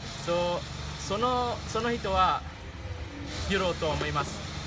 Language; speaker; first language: Japanese; non-native, learner; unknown